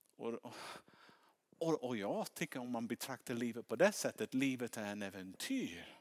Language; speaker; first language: Swedish; non-native, fluent; English